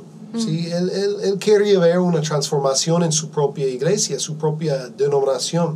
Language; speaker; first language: Spanish; non-native, fluent; English